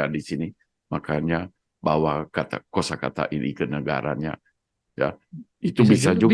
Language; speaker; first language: Indonesian; non-native, fluent; Dutch